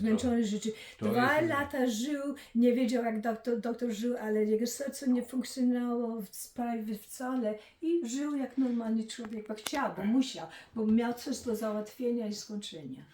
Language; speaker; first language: Polish; early bilingual, heritage; Polish